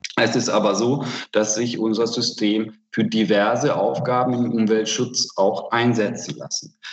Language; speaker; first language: German; non-native, fluent; Hungarian